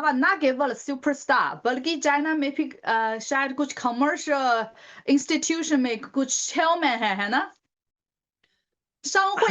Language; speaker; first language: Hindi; non-native, learner; Chinese